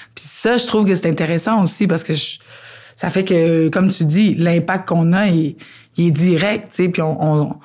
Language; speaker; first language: French; native; French